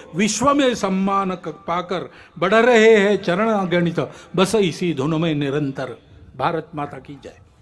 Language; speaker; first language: Hindi; non-native, local second language; Marathi